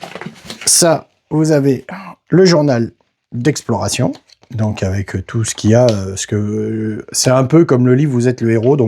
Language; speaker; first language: French; native; French